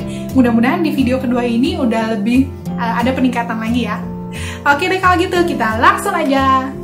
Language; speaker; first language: Indonesian; native; Indonesian